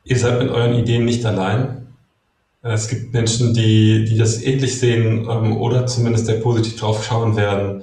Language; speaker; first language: German; native; German